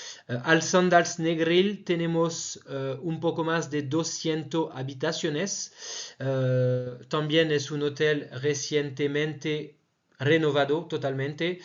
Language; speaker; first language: Spanish; non-native, fluent; French